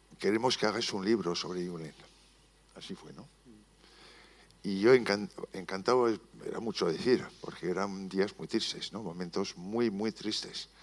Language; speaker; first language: Spanish; non-native, fluent; French